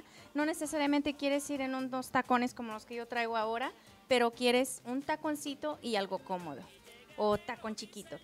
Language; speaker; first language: Spanish; native; Spanish